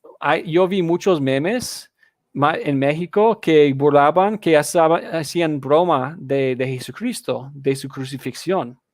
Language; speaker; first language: Spanish; non-native, fluent; English